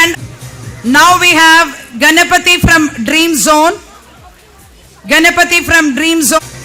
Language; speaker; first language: English; non-native, local second language; Tamil